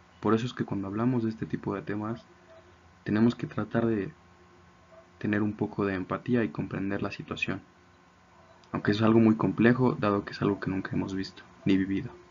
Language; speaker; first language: Spanish; native; Spanish